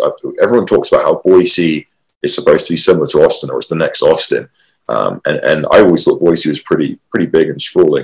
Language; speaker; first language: English; native; English